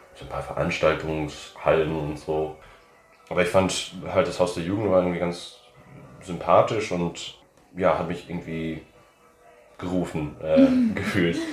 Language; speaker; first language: German; early bilingual, heritage; English